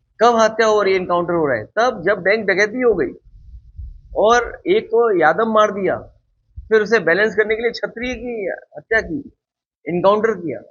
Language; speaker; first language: Hindi; native; Hindi